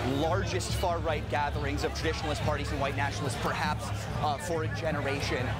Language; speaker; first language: English; native; English